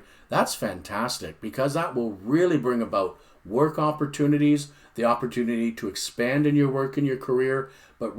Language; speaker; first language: English; native; English